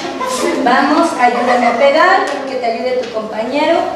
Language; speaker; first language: Spanish; native; Spanish